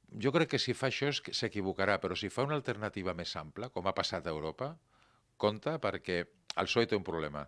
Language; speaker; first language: Catalan; non-native, local second language; Spanish